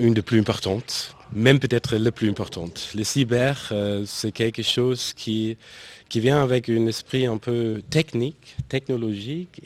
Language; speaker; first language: French; non-native, fluent; German